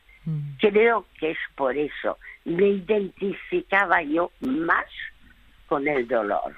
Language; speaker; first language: Spanish; early bilingual, other home language; French